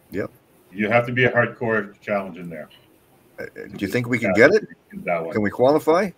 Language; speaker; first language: English; native; English